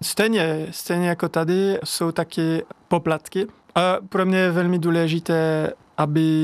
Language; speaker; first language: Czech; non-native, learner; French